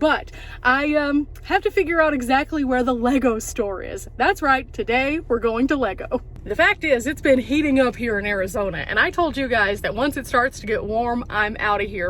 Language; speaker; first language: English; native; English